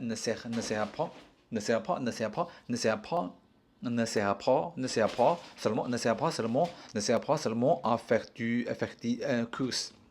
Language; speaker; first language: French; non-native, learner; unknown